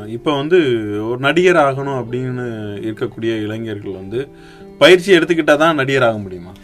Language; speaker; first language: Tamil; native; Tamil